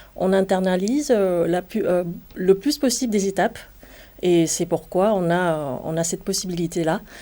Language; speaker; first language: French; non-native, fluent; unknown